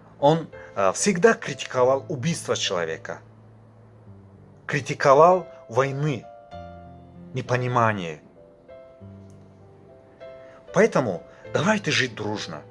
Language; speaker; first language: Russian; non-native, fluent; Tajik